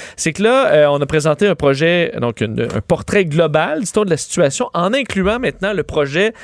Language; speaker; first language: French; native; French